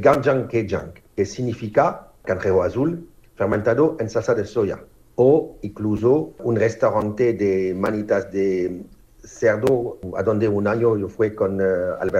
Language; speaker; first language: Spanish; non-native, fluent; French